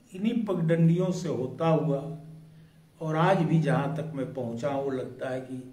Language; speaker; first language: Hindi; native; Hindi